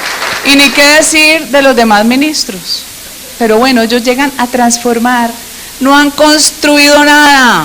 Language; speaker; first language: Spanish; native; Spanish